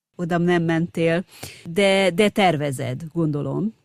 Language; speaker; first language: Hungarian; native; Hungarian